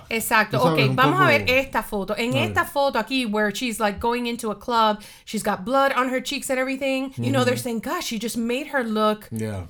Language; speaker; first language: English; native; English